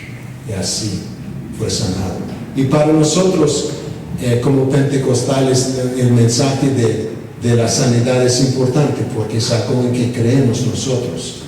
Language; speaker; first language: Spanish; non-native, fluent; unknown